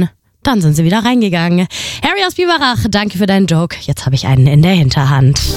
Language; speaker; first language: German; native; German